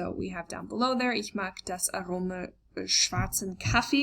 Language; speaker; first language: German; non-native, fluent; English